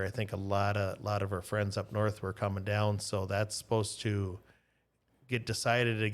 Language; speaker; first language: English; native; English